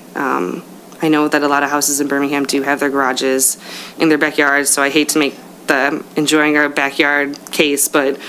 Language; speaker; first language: English; native; English